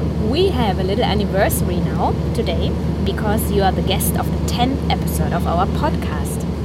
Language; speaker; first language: English; non-native, fluent; German